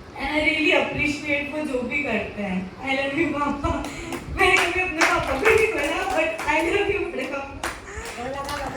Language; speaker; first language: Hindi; non-native, local second language; Marathi